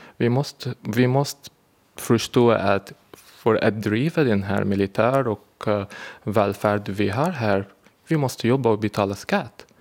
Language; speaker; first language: Swedish; non-native, learner; Arabic